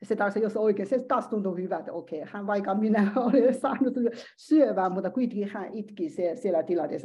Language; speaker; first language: Finnish; non-native, learner; Chinese